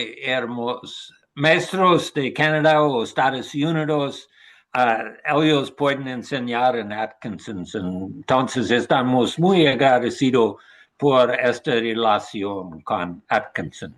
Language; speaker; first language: Spanish; non-native, learner; English